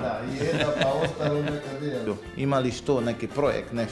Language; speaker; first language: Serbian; non-native, learner; Portuguese